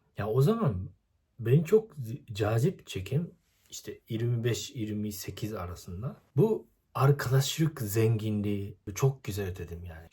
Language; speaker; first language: Turkish; non-native, fluent; Japanese